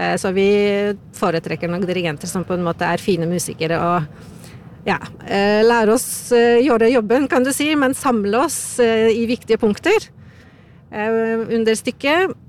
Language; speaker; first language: Norwegian; non-native, fluent; Polish